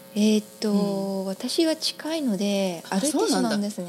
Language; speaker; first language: Japanese; native; Japanese